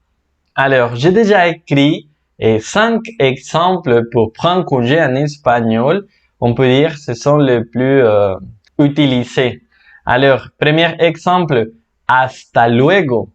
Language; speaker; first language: French; non-native, fluent; Spanish